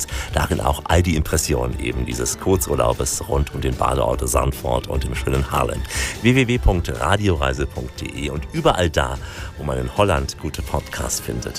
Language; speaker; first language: German; native; German